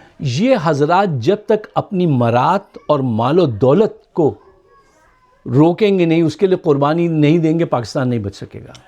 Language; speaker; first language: Urdu; native; Urdu